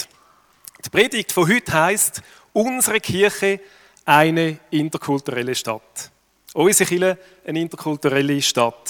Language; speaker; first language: German; native; German